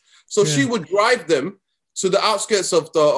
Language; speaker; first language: English; native; English